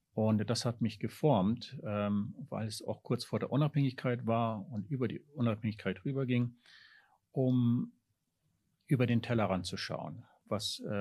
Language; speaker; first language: German; early bilingual, heritage; German